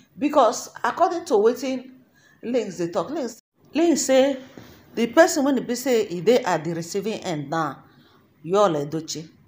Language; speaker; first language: Nigerian Pidgin; native; Nigerian Pidgin